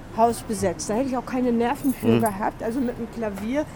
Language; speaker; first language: German; native; German